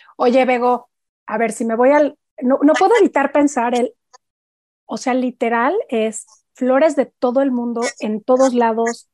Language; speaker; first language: Spanish; native; Spanish